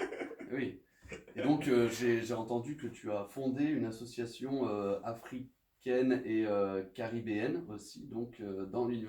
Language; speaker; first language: French; native; French